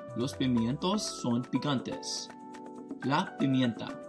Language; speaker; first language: Spanish; non-native, learner; English